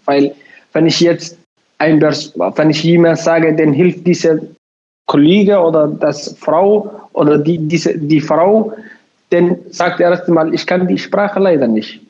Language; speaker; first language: German; non-native, learner; Somali